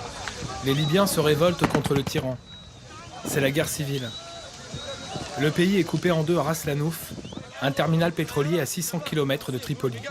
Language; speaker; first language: French; native; French